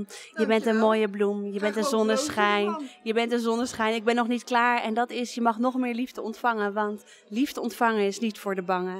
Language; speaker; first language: Dutch; native; Dutch